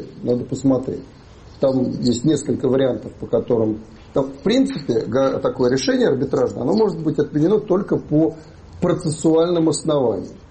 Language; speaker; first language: Russian; native; Russian